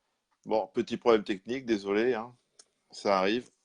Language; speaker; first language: French; native; French